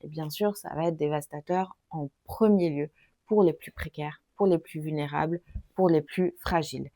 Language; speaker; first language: French; native; French